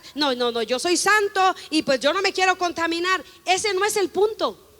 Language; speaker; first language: Spanish; native; Spanish